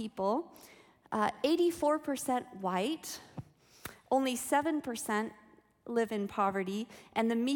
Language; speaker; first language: English; native; English